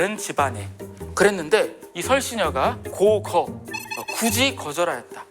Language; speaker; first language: Korean; native; Korean